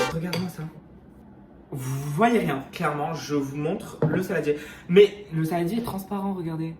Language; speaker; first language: French; native; French